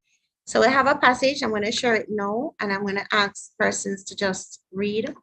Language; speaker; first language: English; native; English